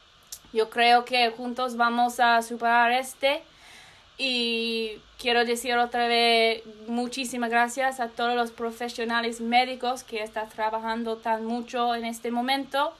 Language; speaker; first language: Spanish; non-native, learner; English